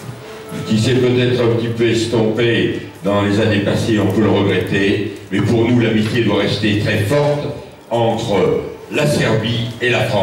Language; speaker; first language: French; native; French